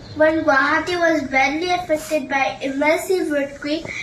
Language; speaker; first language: English; non-native, local second language; Assamese